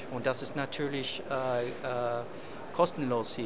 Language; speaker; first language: German; non-native, learner; English